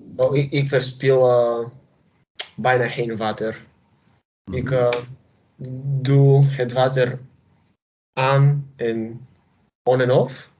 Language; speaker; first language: Dutch; non-native, learner; Bulgarian